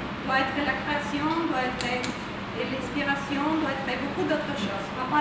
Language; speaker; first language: French; non-native, fluent; Spanish